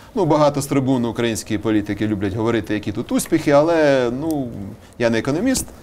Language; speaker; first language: Ukrainian; native; Ukrainian